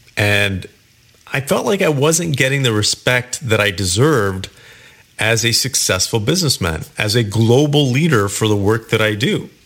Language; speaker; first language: English; native; English